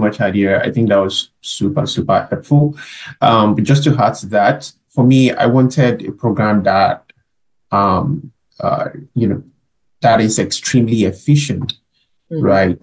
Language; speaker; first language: English; non-native, local second language; Yoruba